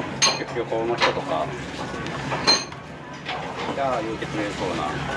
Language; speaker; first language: Japanese; native; Japanese